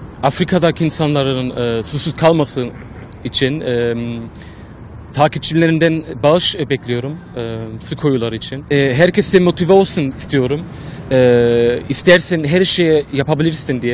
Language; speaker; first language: Turkish; early bilingual, heritage; Turkish